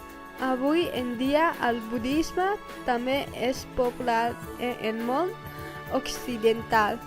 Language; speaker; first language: Catalan; non-native, learner; Chinese